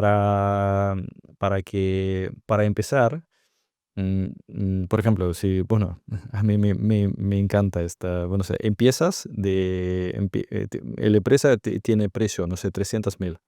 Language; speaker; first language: Spanish; non-native, fluent; Russian